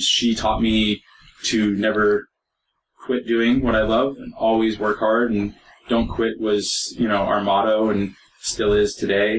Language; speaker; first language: English; native; English